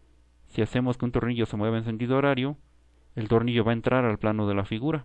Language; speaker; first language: Spanish; native; Spanish